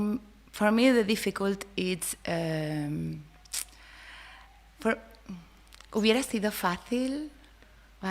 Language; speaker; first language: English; non-native, learner; Spanish